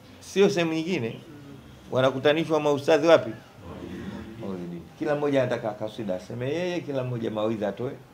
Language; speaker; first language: Swahili; native; Swahili